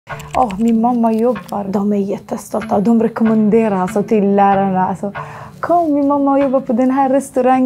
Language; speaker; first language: Swedish; non-native, fluent; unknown